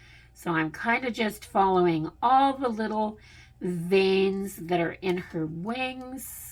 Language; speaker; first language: English; native; English